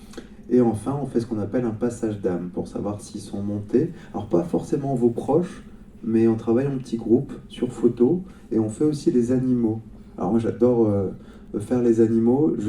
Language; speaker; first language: French; native; French